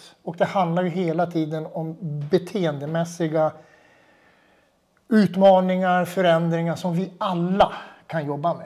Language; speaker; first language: Swedish; native; Swedish